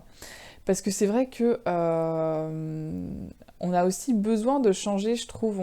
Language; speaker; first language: French; native; French